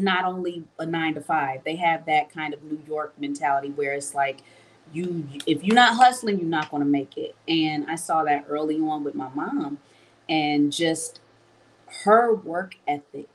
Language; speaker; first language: English; native; English